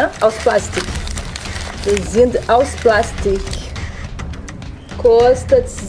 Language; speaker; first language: German; non-native, learner; Portuguese